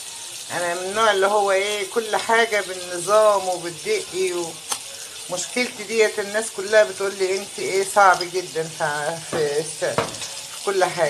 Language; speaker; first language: Arabic; native; Arabic